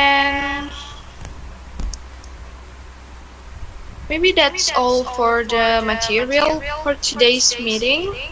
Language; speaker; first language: English; non-native, learner; Indonesian